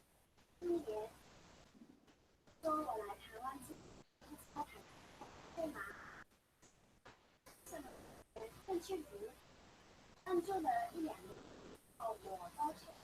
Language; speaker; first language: Chinese; non-native, fluent; Mongolian